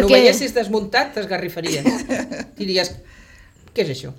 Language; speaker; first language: Catalan; native; Catalan